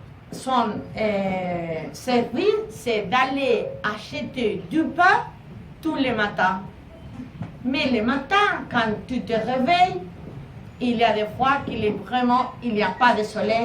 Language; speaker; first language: French; non-native, learner; Spanish